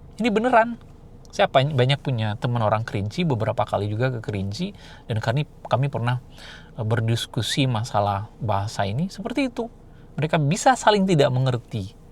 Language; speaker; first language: Indonesian; non-native, local second language; Minangkabau